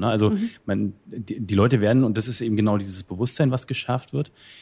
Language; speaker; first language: German; native; German